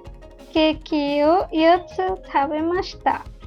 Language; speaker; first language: Japanese; non-native, learner; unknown